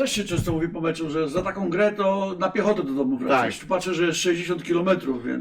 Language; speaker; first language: Polish; native; Polish